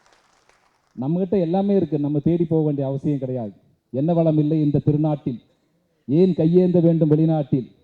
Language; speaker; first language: Tamil; native; Tamil